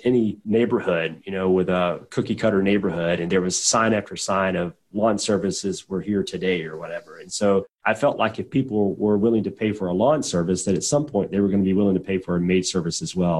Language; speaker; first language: English; native; English